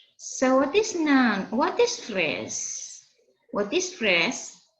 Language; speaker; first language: English; non-native, fluent; Indonesian